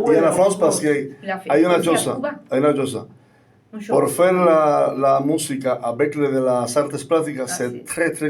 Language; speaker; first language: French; non-native, learner; Spanish